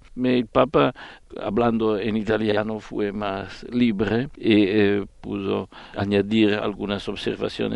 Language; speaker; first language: Spanish; non-native, fluent; Italian